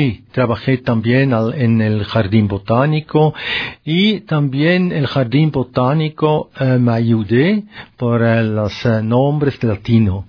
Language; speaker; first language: Spanish; non-native, learner; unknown